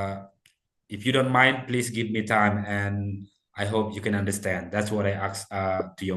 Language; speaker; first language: English; non-native, fluent; Indonesian